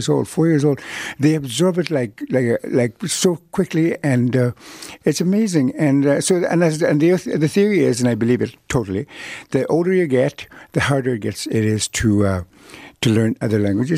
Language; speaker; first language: English; non-native, fluent; Cree